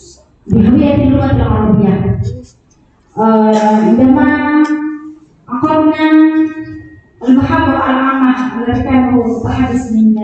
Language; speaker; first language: Arabic; non-native, learner; Indonesian